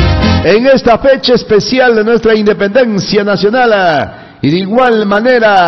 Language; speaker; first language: Spanish; native; Spanish